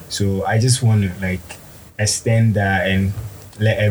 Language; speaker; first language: English; non-native, local second language; Akan